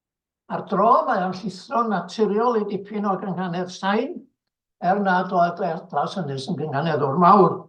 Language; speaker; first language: Welsh; native; Welsh